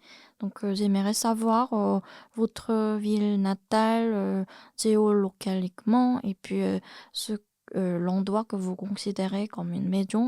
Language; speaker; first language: French; non-native, fluent; Korean